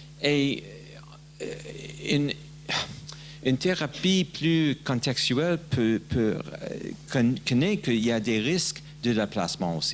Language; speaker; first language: French; non-native, learner; English